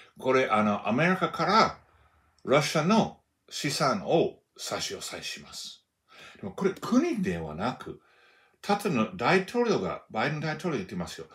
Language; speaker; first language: Japanese; non-native, fluent; English